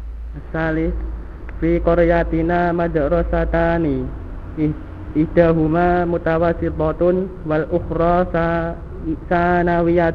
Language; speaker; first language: Arabic; non-native, learner; Indonesian